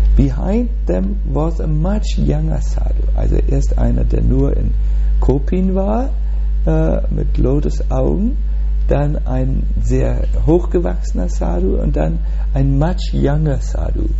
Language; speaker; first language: German; native; German